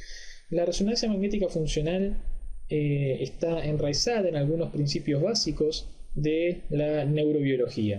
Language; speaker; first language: Spanish; native; Spanish